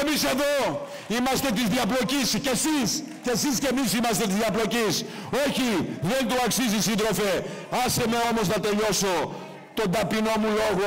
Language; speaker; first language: Greek; native; Greek